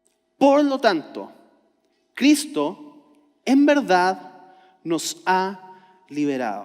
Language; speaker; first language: Spanish; native; Spanish